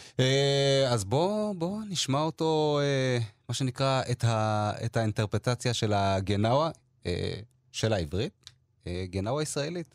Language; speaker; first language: Hebrew; early bilingual, other home language; Amharic